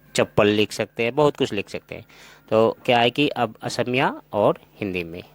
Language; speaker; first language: Hindi; non-native, local second language; Assamese